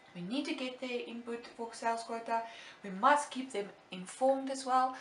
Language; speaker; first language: English; non-native, local second language; Afrikaans